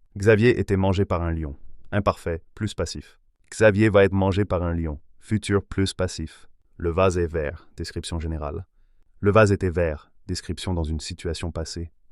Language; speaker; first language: French; native; French